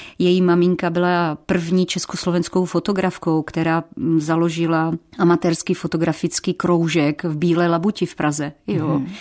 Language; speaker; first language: Czech; native; Czech